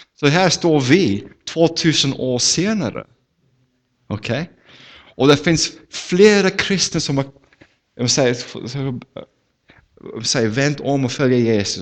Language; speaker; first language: Swedish; non-native, fluent; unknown